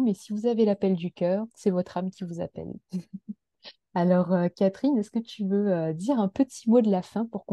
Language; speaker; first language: French; native; French